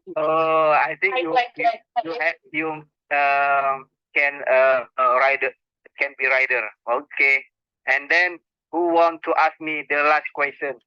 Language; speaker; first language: English; non-native, learner; Indonesian